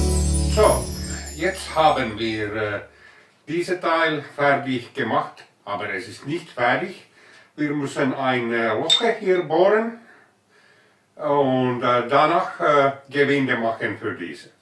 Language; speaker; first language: German; non-native, learner; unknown